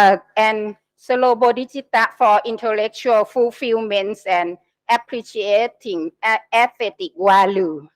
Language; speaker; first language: English; non-native, learner; Thai